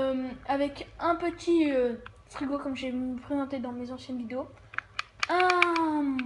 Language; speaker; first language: French; native; French